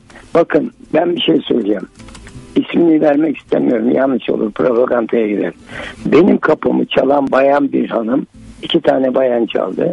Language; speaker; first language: Turkish; native; Turkish